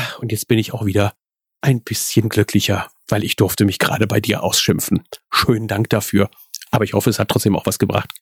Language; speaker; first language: German; native; German